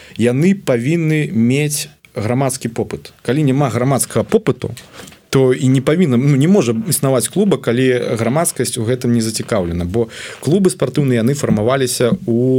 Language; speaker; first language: Belarusian; non-native, local second language; Russian